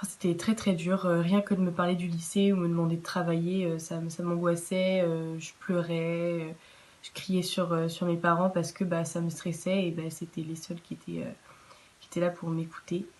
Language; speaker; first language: French; native; French